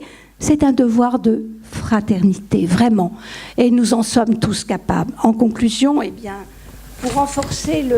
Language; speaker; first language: French; native; French